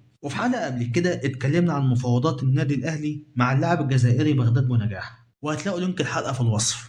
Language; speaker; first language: Arabic; native; Arabic